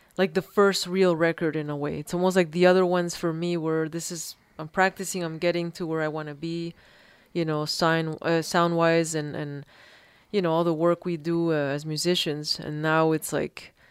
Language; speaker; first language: English; early bilingual, other home language; Spanish